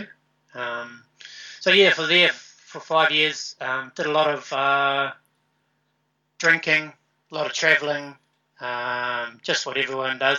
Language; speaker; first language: English; native; English